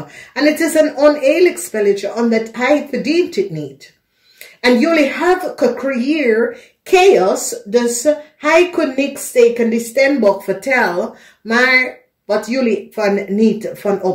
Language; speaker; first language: Dutch; non-native, fluent; English